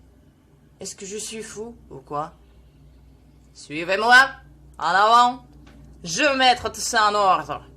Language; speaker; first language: French; non-native, fluent; Russian